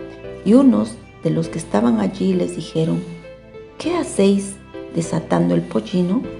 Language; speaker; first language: Spanish; native; Spanish